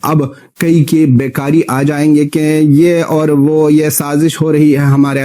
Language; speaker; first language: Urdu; non-native, fluent; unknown